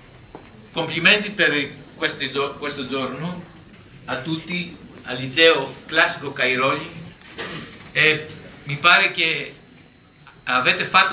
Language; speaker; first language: Italian; non-native, learner; Greek